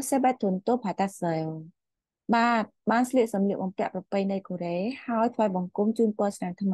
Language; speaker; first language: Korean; non-native, fluent; Khmer